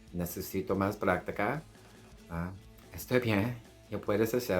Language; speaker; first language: Spanish; non-native, learner; English